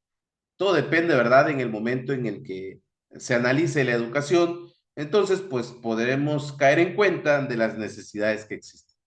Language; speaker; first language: Spanish; native; Spanish